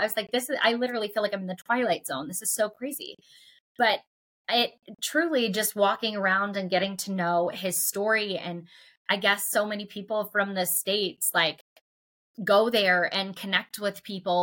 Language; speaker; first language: English; native; English